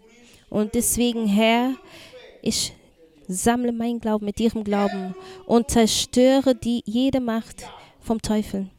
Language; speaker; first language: German; non-native, fluent; Portuguese